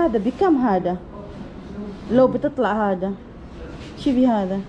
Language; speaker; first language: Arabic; non-native, learner; Indonesian